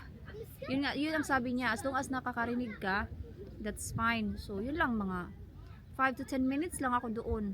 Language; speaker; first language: Filipino; native; Filipino